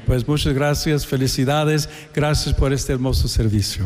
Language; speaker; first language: Spanish; non-native, fluent; English